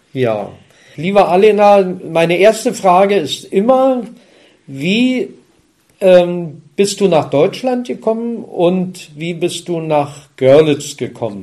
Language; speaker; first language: German; native; German